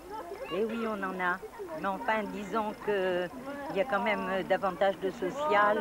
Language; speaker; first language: French; native; French